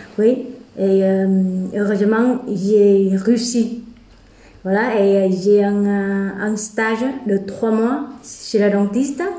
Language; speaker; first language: French; non-native, learner; Vietnamese